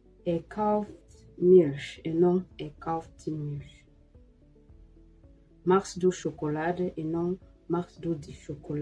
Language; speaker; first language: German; non-native, fluent; French